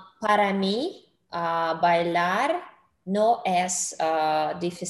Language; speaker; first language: Spanish; non-native, learner; English